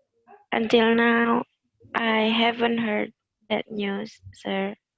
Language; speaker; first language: English; non-native, learner; Indonesian